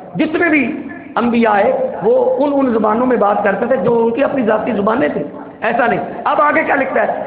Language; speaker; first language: Urdu; non-native, local second language; Punjabi